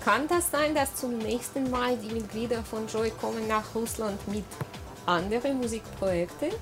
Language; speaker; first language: German; non-native, learner; Russian